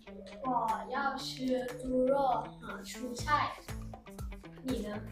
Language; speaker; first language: Chinese; non-native, learner; Lao